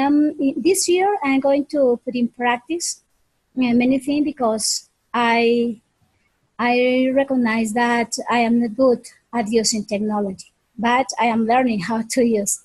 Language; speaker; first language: English; non-native, fluent; Spanish